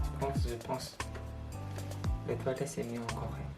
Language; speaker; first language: French; non-native, learner; Korean